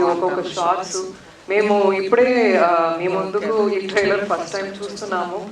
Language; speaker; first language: Telugu; non-native, learner; Tamil